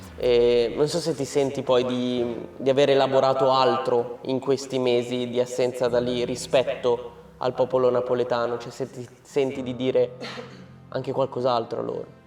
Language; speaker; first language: Italian; native; Italian